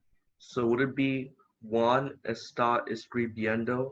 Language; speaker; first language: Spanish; non-native, learner; English